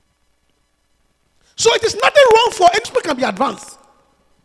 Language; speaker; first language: English; non-native, local second language; Akan